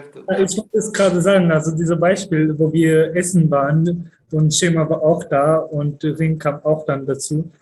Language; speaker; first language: German; early bilingual, other home language; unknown